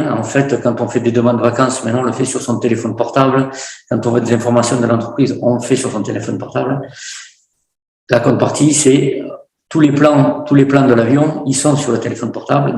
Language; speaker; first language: French; native; French